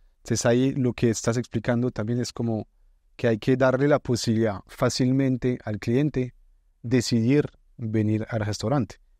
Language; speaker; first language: Spanish; non-native, fluent; French